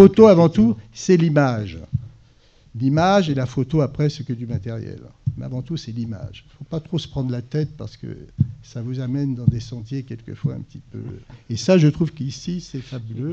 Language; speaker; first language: French; native; French